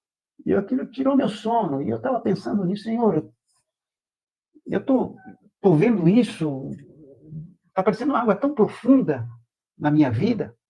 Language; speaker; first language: Portuguese; native; Portuguese